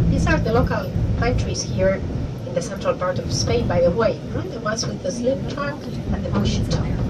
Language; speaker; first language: English; non-native, fluent; Spanish